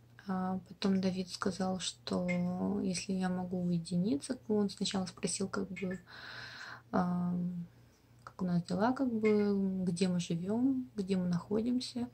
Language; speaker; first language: Russian; non-native, local second language; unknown